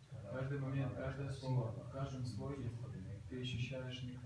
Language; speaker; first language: Russian; native; Russian